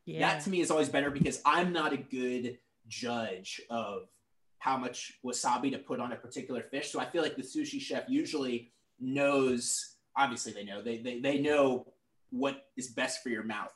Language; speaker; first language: English; native; English